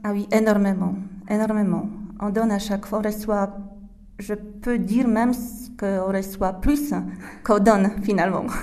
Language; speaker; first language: French; non-native, fluent; Polish